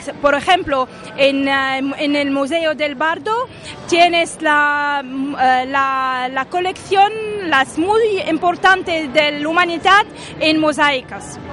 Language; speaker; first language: Spanish; non-native, local second language; Arabic